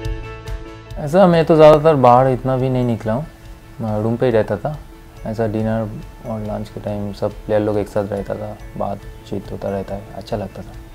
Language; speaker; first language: Hindi; non-native, local second language; Bangla